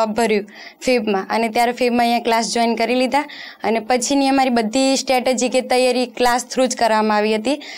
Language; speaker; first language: Gujarati; non-native, local second language; Rajasthani